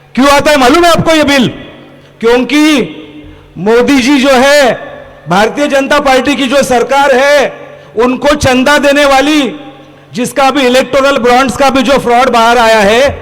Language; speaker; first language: Hindi; non-native, local second language; Marathi